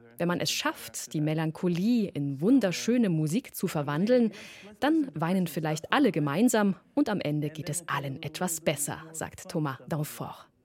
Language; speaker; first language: German; native; German